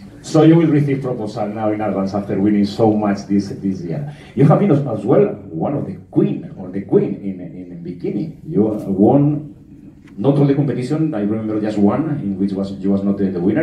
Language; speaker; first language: English; non-native, fluent; Spanish